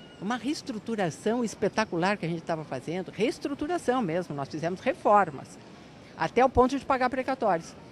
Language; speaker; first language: Portuguese; native; Portuguese